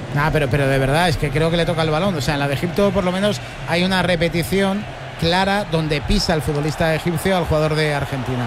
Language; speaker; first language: Spanish; native; Spanish